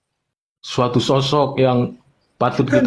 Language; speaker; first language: Indonesian; native; Indonesian